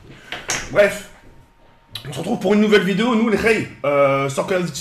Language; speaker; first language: French; native; French